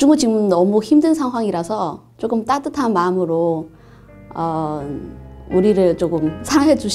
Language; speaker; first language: Korean; non-native, learner; Chinese